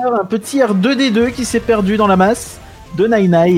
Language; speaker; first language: French; native; French